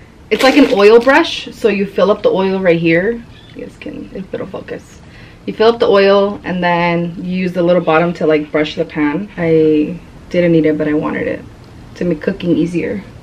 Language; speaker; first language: English; early bilingual, other home language; Spanish